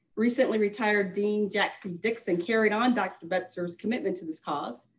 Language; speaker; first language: English; native; English